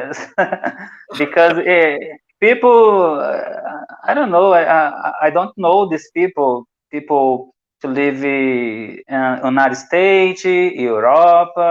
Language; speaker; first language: English; non-native, learner; Portuguese